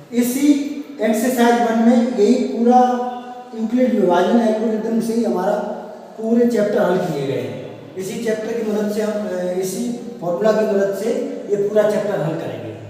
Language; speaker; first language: Hindi; native; Hindi